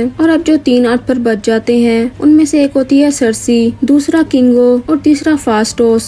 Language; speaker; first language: Hindi; native; Hindi